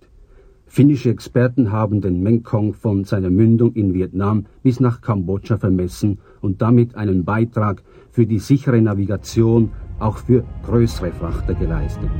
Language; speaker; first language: German; native; German